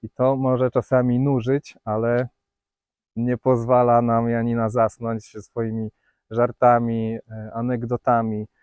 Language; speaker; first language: Polish; native; Polish